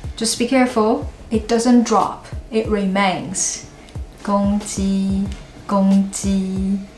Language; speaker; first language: English; non-native, fluent; Chinese